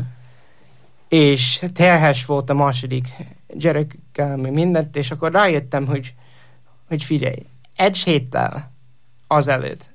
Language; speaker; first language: Hungarian; non-native, fluent; English